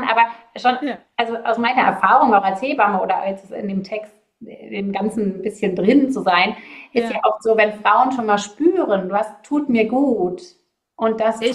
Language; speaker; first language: German; native; German